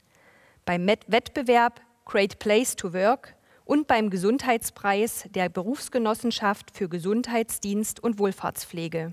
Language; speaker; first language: German; native; German